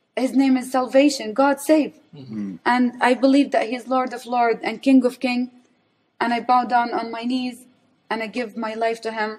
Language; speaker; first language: English; non-native, fluent; Arabic